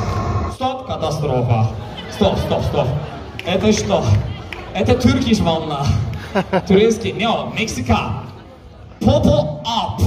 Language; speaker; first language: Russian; non-native, learner; Turkish